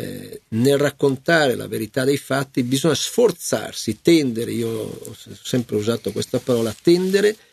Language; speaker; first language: Italian; native; Italian